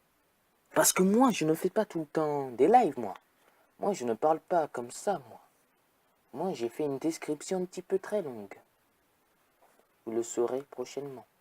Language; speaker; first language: French; native; French